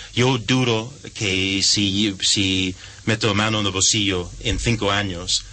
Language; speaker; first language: Spanish; non-native, fluent; English